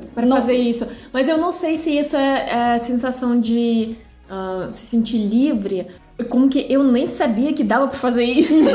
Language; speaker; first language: Portuguese; non-native, fluent; Russian